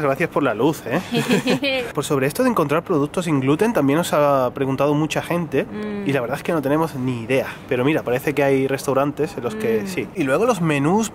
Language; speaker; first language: Spanish; native; Spanish